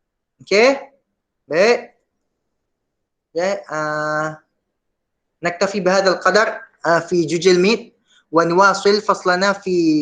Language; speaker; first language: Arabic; non-native, fluent; Malay